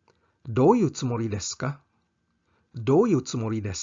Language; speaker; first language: Japanese; non-native, fluent; English